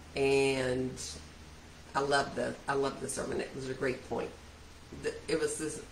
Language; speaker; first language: English; native; English